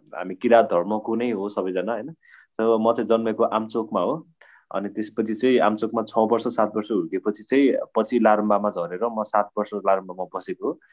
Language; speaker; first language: Nepali; non-native, local second language; Limbu